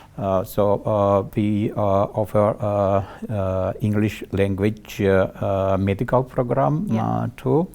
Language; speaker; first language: English; non-native, learner; Georgian